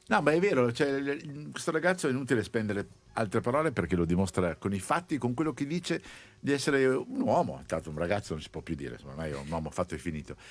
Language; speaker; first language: Italian; native; Italian